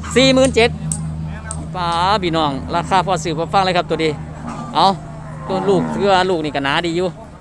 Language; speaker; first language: Thai; non-native, local second language; Northeastern Thai